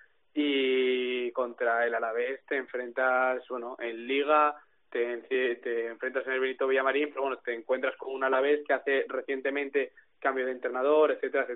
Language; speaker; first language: Spanish; native; Spanish